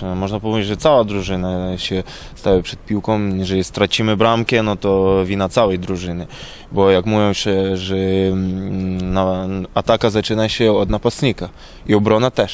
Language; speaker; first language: Polish; non-native, learner; Ukrainian